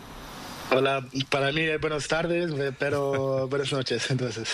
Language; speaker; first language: Spanish; non-native, learner; Portuguese